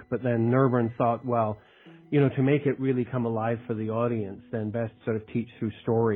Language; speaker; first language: English; native; English